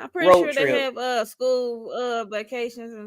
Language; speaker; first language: English; native; English